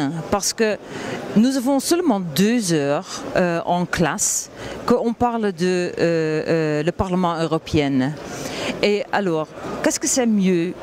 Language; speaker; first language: French; non-native, learner; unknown